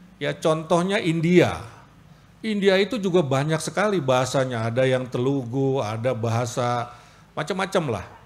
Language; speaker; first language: Indonesian; native; Indonesian